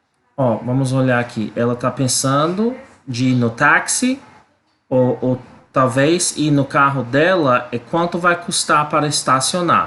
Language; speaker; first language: Portuguese; non-native, learner; English